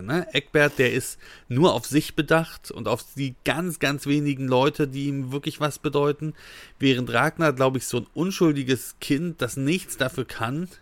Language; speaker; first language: German; native; German